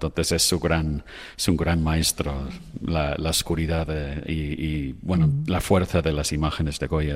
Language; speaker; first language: Spanish; non-native, fluent; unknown